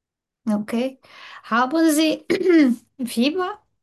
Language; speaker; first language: German; non-native, learner; Turkish